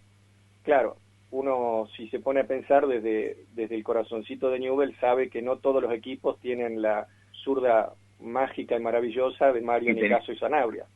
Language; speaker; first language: Spanish; native; Spanish